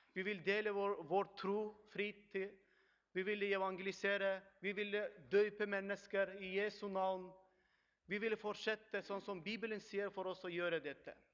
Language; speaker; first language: Swedish; non-native, learner; Turkmen